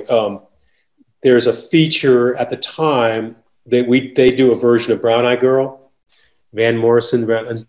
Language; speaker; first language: English; native; English